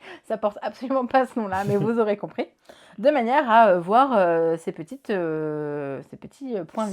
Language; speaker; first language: French; native; French